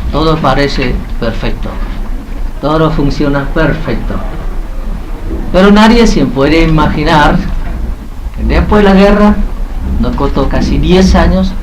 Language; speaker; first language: Spanish; non-native, fluent; Vietnamese